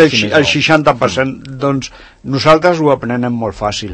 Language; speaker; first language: Catalan; non-native, local second language; Spanish